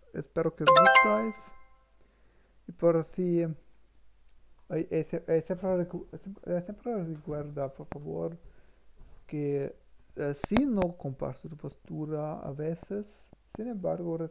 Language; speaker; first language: Spanish; non-native, learner; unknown